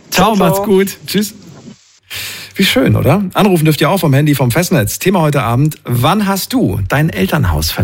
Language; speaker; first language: German; native; German